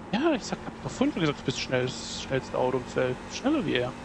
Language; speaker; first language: German; native; German